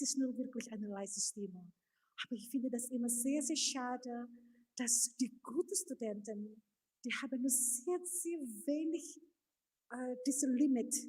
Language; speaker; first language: German; non-native, fluent; Indonesian